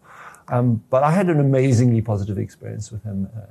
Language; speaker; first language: English; native; English